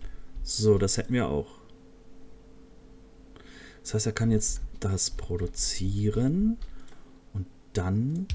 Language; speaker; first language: German; native; German